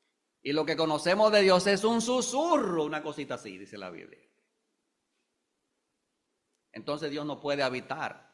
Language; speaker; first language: Spanish; native; Spanish